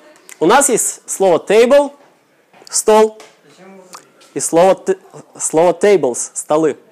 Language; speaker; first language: Russian; native; Russian